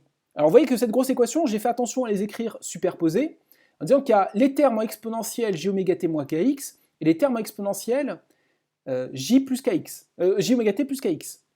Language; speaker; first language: French; native; French